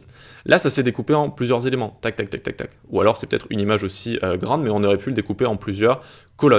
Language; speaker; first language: French; native; French